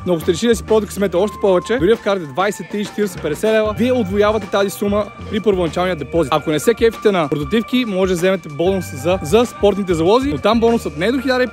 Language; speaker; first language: Bulgarian; native; Bulgarian